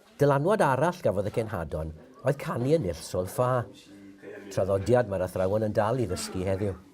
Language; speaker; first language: Welsh; native; Welsh